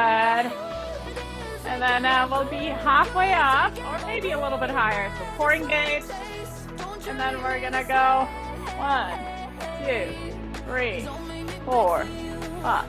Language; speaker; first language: English; native; English